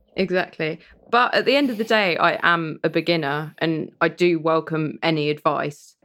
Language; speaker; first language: English; early bilingual, other home language; Persian